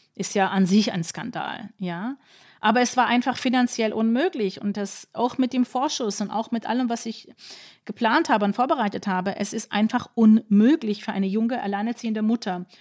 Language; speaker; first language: German; non-native, fluent; English